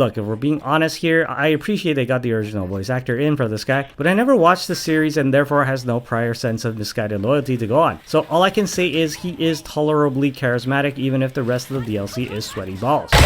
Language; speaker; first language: English; native; English